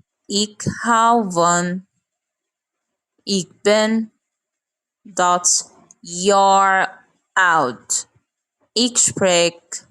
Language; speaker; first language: Dutch; non-native, learner; Arabic